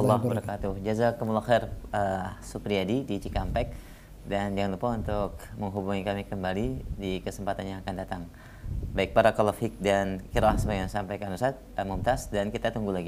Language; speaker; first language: Indonesian; native; Indonesian